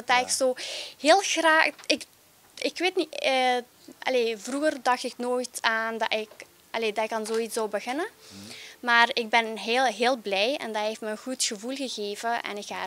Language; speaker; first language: Dutch; early bilingual, other home language; Albanian